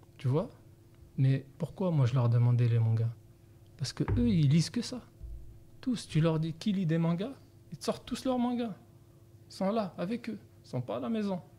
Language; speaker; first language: French; non-native, fluent; Arabic